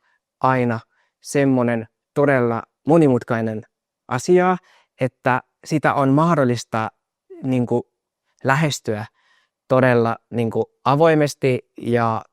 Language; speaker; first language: Finnish; non-native, fluent; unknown